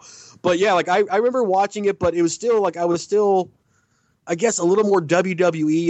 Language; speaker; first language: English; native; English